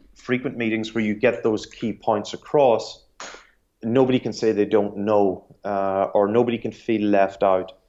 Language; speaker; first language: English; native; English